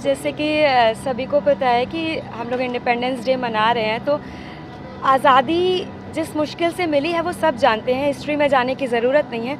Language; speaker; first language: Hindi; native; Hindi